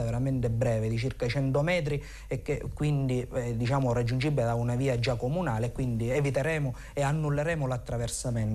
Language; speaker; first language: Italian; native; Italian